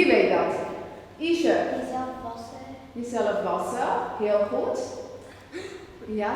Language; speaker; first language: Dutch; non-native, fluent; Urdu